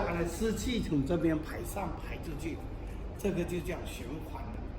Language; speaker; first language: Chinese; native; Chinese